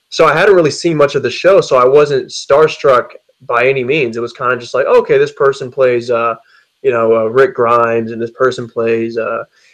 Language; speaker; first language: English; native; English